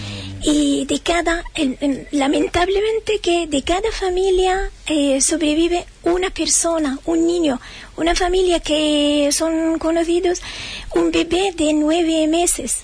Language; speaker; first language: Spanish; non-native, fluent; Arabic